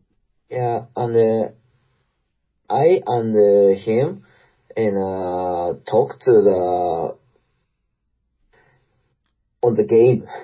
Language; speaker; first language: English; non-native, learner; Japanese